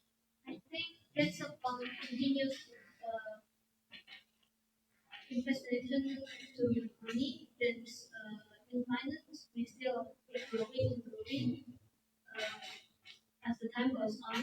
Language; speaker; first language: English; non-native, fluent; Indonesian